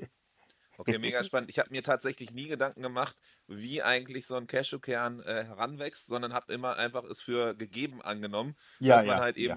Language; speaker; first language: German; native; German